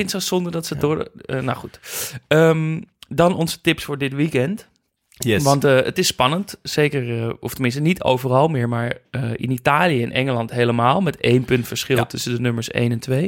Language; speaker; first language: Dutch; native; Dutch